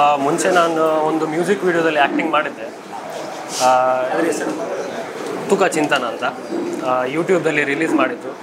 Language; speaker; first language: Kannada; non-native, local second language; Konkani